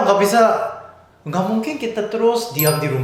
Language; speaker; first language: Indonesian; non-native, fluent; Korean